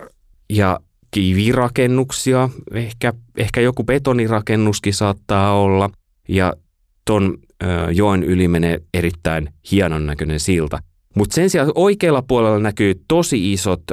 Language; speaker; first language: Finnish; native; Finnish